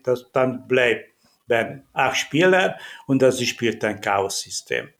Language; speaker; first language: German; non-native, learner; Hungarian